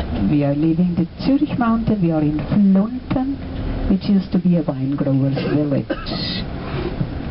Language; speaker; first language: English; non-native, fluent; German